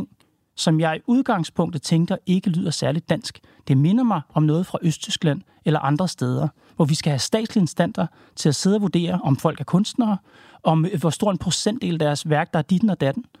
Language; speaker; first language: Danish; native; Danish